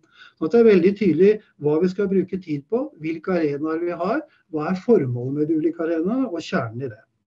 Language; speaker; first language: Norwegian; native; Norwegian